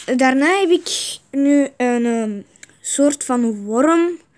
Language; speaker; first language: Dutch; non-native, fluent; Russian